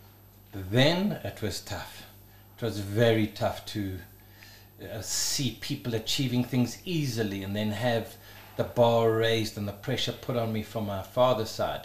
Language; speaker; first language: English; native; English